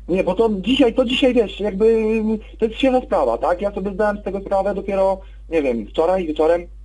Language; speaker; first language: Polish; native; Polish